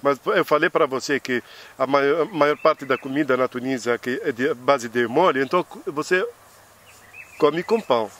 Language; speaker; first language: Portuguese; non-native, fluent; Arabic